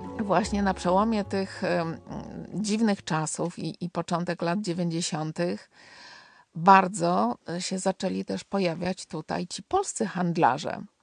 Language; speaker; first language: Polish; native; Polish